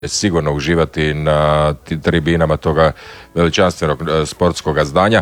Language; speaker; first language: Serbian; native; Serbian